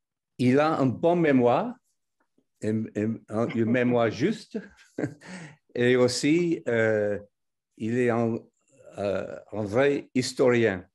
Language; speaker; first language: French; non-native, fluent; English